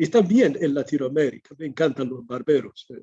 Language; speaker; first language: Spanish; non-native, fluent; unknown